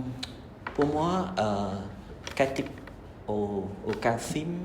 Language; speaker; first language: French; non-native, learner; Khmer